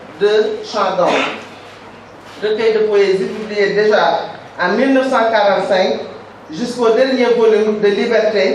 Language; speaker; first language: French; non-native, local second language; Wolof